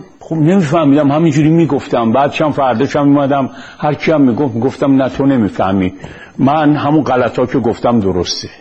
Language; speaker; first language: Persian; native; Persian